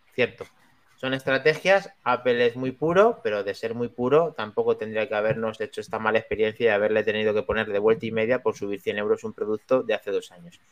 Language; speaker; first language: Spanish; native; Spanish